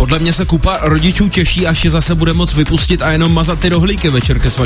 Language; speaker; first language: Czech; native; Czech